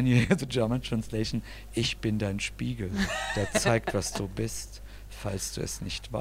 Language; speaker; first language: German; native; German